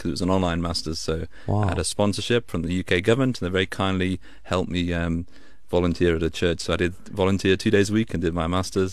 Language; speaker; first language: English; native; English